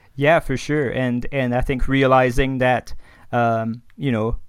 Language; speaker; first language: English; non-native, fluent; French